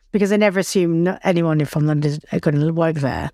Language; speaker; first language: English; native; English